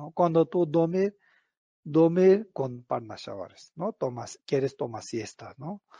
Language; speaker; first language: Spanish; non-native, learner; Tibetan